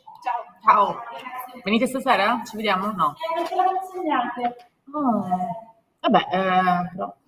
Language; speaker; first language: Italian; native; Italian